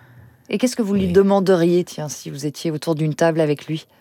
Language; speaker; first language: French; native; French